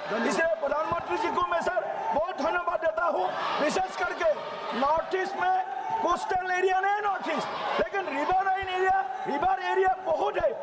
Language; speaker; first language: Hindi; non-native, local second language; Assamese